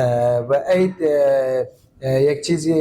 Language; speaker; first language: Persian; native; Persian